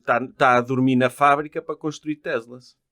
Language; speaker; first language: Portuguese; native; Portuguese